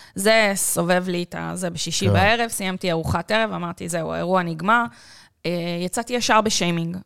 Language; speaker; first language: Hebrew; native; Hebrew